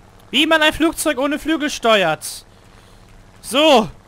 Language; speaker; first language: German; native; German